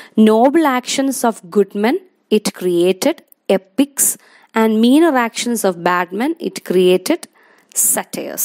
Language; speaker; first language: English; non-native, local second language; Malayalam